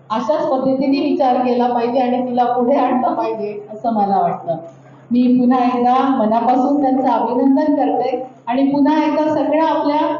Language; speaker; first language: Marathi; native; Marathi